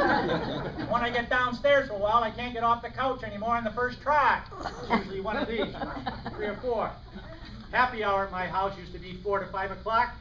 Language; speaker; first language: English; native; English